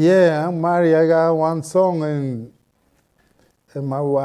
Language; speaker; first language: English; non-native, learner; Spanish